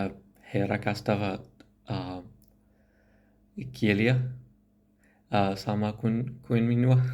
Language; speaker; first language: Finnish; non-native, learner; Arabic